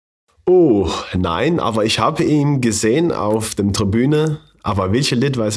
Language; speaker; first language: German; non-native, learner; Faroese